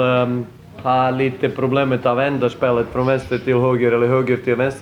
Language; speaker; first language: Swedish; non-native, fluent; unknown